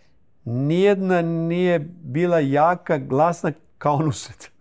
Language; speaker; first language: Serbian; early bilingual, heritage; Croatian